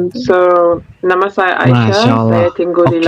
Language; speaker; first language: Indonesian; non-native, learner; English